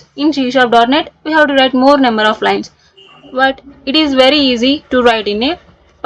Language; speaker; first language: English; non-native, local second language; Telugu